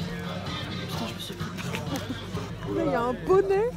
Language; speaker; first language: French; native; French